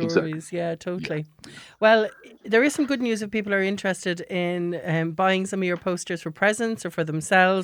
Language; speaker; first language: English; native; English